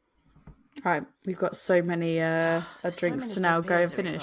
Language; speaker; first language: English; native; English